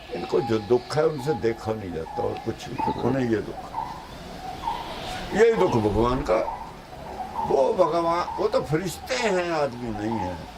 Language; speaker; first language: Hindi; non-native, local second language; Punjabi